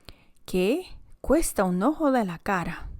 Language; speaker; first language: Spanish; non-native, fluent; English